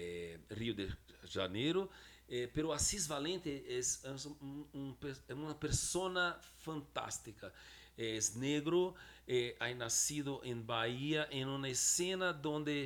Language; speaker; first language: Spanish; non-native, fluent; Portuguese